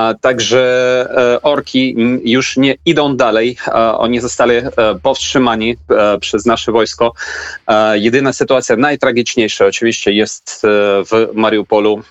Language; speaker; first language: Polish; non-native, fluent; Ukrainian